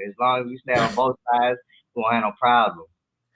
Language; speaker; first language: English; native; English